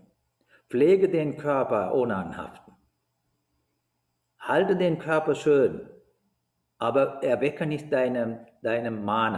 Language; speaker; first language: German; non-native, fluent; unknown